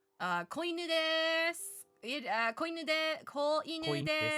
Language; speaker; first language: Japanese; non-native, learner; English